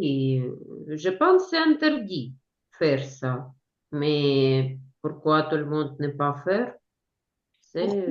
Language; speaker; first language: French; non-native, learner; Ukrainian